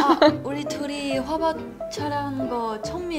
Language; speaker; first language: Korean; non-native, fluent; Chinese